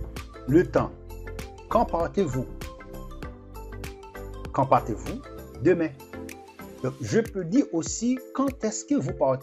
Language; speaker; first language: French; non-native, fluent; Portuguese